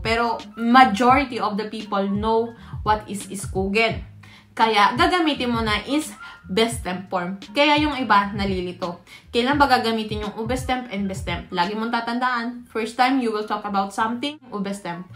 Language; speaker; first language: English; non-native, local second language; Filipino